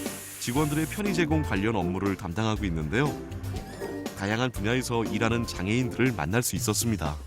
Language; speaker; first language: Korean; native; Korean